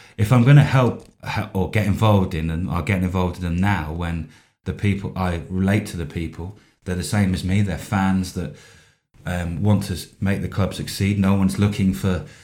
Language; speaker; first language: English; native; English